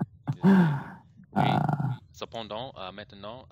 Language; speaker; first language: French; non-native, learner; English